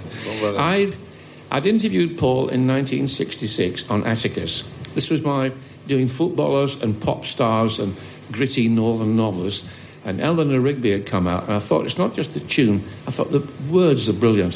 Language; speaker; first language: English; native; English